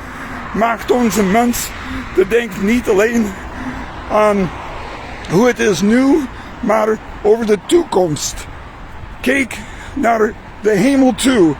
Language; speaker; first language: Dutch; non-native, fluent; English